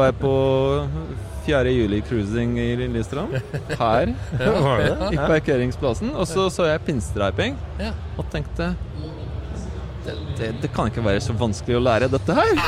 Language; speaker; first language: Norwegian; non-native, fluent; Polish